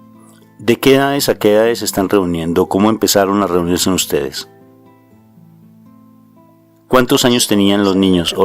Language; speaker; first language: Spanish; native; Spanish